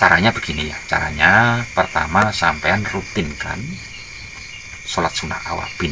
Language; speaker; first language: Indonesian; non-native, local second language; Javanese